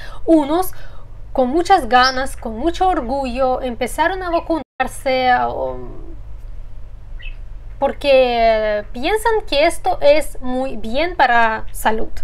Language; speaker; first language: Spanish; non-native, fluent; Russian